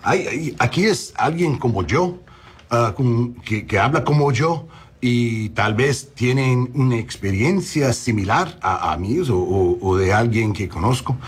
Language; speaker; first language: Spanish; non-native, learner; English